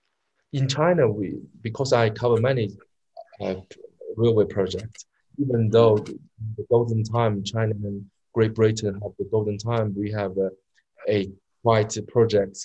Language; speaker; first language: English; non-native, learner; Chinese